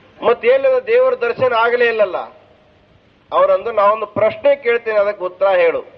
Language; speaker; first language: Kannada; native; Kannada